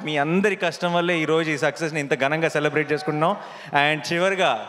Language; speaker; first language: Telugu; native; Telugu